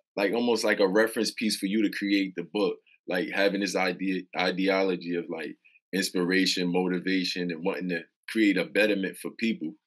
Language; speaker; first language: English; native; English